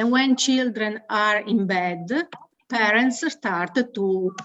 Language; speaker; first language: English; non-native, learner; Italian